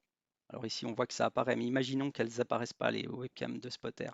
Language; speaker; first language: French; native; French